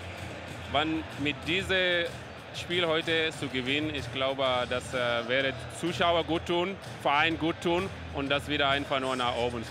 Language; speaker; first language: German; non-native, learner; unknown